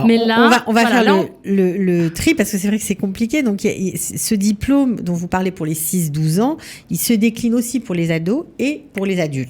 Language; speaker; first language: French; native; French